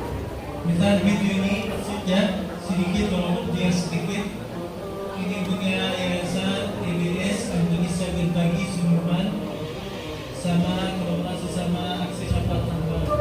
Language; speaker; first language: Indonesian; non-native, learner; Arabic